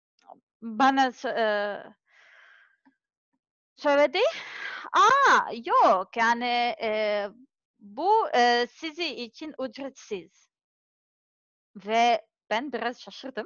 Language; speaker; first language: Turkish; non-native, learner; Serbian